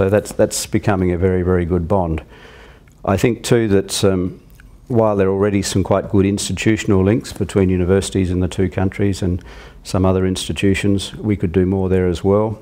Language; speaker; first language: English; native; English